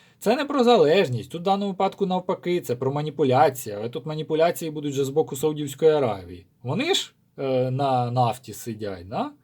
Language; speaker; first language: Ukrainian; non-native, local second language; Russian